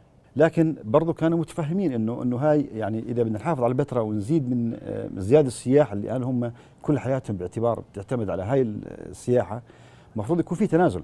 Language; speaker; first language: Arabic; native; Arabic